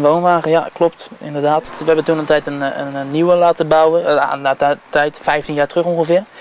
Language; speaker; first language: Dutch; native; Dutch